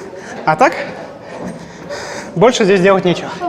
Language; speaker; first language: Russian; native; Russian